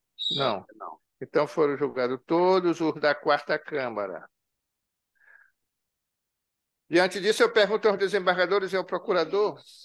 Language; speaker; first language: Portuguese; native; Portuguese